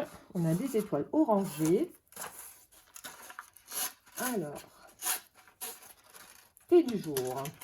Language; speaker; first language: French; native; French